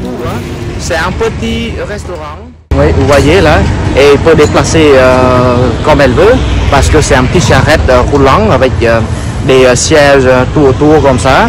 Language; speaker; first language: French; non-native, fluent; Khmer